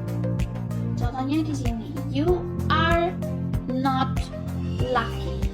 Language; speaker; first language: English; non-native, fluent; Indonesian